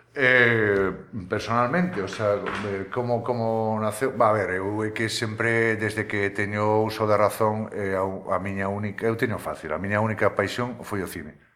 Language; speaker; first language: Galician; native; Galician